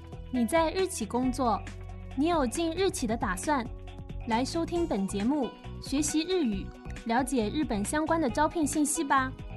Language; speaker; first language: Chinese; native; Chinese